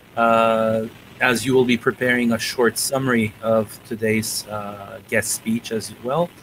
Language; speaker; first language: English; non-native, fluent; Turkish